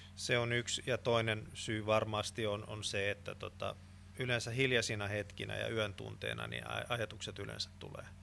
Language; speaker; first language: Finnish; non-native, local second language; Swedish